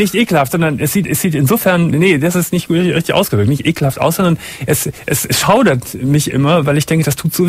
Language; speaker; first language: German; native; German